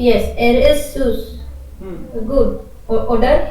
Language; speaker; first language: German; non-native, learner; Hindi